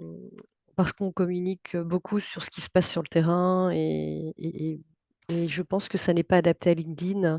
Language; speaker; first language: French; native; French